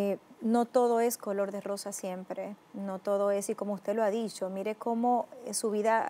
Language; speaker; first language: Spanish; native; Spanish